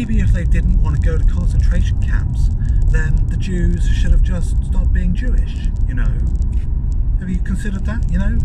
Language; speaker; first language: English; native; English